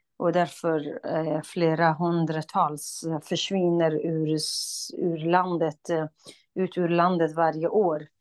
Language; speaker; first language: Swedish; non-native, fluent; Kurdish